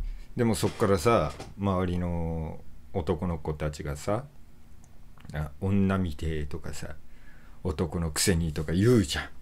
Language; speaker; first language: Japanese; native; Japanese